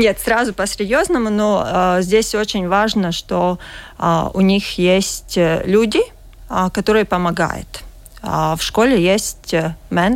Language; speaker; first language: Russian; non-native, learner; Latvian